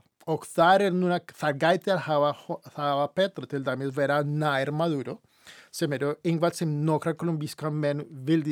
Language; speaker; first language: Icelandic; non-native, fluent; Spanish